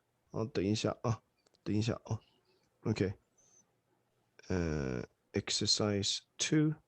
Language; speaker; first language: Chinese; non-native, fluent; Swedish